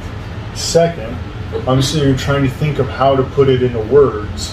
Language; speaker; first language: English; native; English